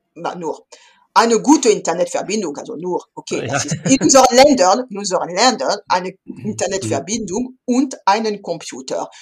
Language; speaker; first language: German; non-native, fluent; French